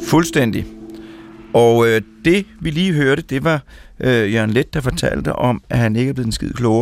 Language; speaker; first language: Danish; native; Danish